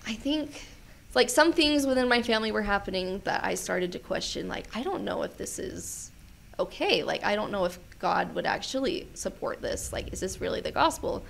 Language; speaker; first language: English; native; English